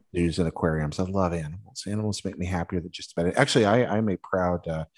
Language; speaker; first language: English; native; English